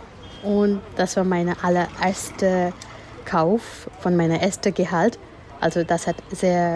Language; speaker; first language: German; non-native, learner; Gujarati